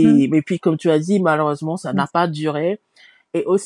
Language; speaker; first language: French; non-native, fluent; English